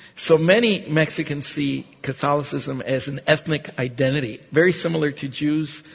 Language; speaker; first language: English; early bilingual, other home language; Spanish